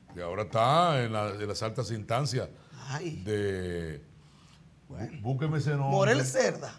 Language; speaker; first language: Spanish; native; Spanish